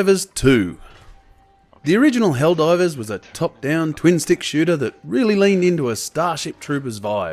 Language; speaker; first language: English; native; English